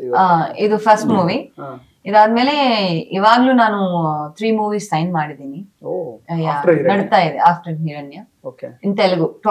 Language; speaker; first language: Kannada; non-native, local second language; Telugu